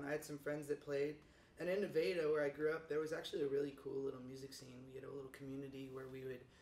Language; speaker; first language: English; native; English